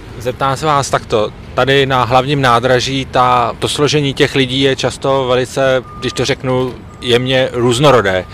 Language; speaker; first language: Czech; native; Czech